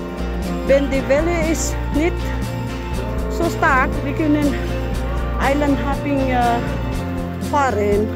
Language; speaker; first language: German; non-native, learner; Filipino